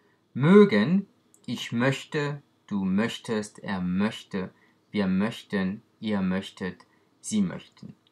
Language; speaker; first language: German; non-native, fluent; French